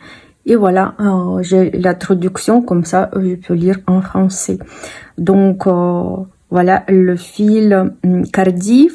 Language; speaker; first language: French; non-native, fluent; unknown